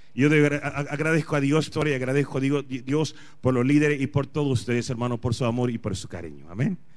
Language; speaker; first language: Spanish; non-native, fluent; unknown